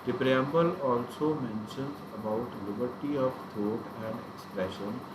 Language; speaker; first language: English; non-native, local second language; Punjabi